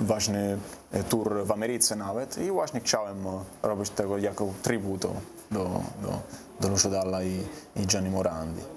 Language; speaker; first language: Polish; non-native, learner; Italian